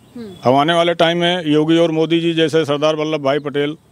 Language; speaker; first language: Hindi; native; Hindi